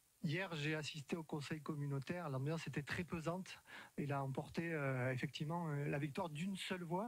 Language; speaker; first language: French; native; French